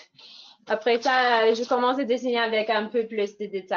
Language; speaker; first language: French; non-native, fluent; English